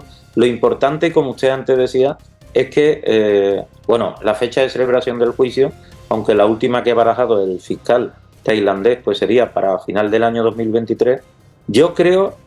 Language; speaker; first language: Spanish; native; Spanish